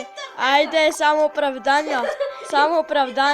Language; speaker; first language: Bulgarian; native; Bulgarian